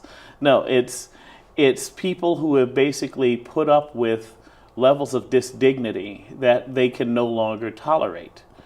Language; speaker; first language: English; native; English